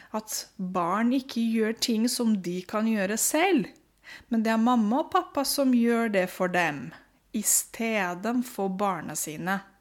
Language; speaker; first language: Norwegian; non-native, fluent; Romanian